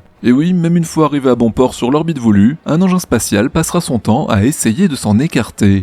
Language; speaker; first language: French; native; French